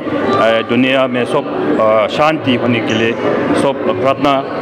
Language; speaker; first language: Hindi; non-native, learner; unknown